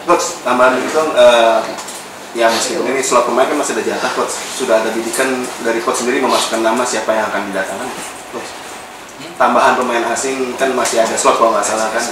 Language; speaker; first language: Indonesian; native; Indonesian